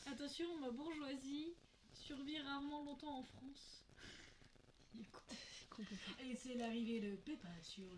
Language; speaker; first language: French; native; French